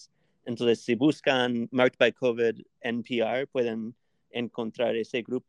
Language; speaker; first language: Spanish; non-native, fluent; English